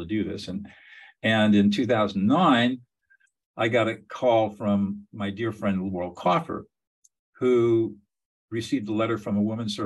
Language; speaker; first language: English; native; English